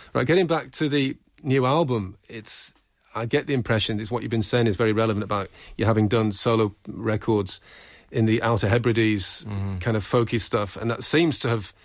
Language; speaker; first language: English; native; English